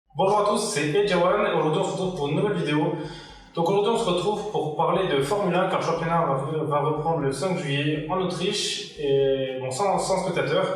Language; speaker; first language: French; native; French